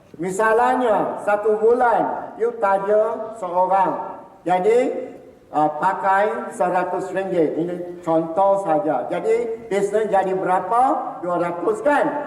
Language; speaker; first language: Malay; non-native, local second language; Min Nan Chinese